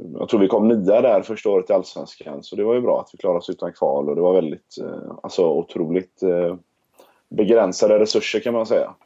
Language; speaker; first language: Swedish; native; Swedish